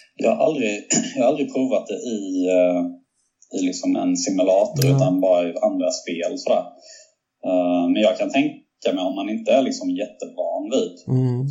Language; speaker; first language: Swedish; native; Swedish